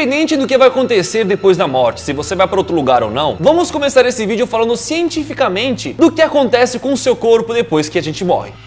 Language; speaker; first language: Portuguese; native; Portuguese